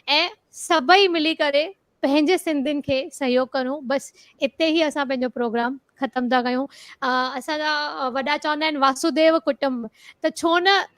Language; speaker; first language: Sindhi; early bilingual, heritage; Sindhi